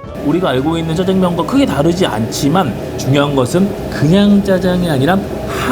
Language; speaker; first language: Korean; native; Korean